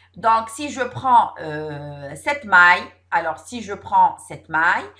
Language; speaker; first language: French; non-native, local second language; Arabic